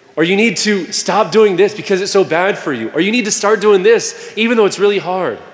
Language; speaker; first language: English; native; English